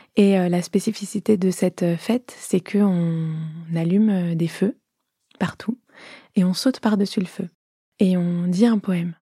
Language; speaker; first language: French; native; French